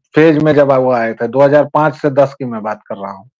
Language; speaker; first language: Hindi; native; Hindi